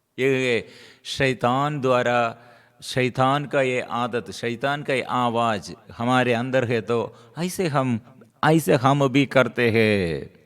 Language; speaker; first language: Hindi; non-native, local second language; Malayalam